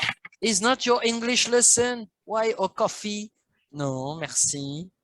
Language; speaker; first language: English; non-native, learner; French